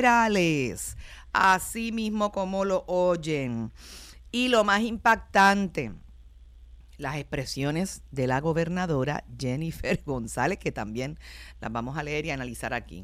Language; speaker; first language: Spanish; native; Spanish